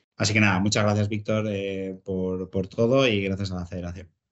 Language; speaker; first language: Spanish; native; Spanish